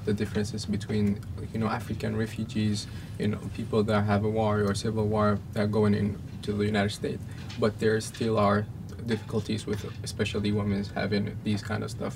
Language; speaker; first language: English; non-native, fluent; Arabic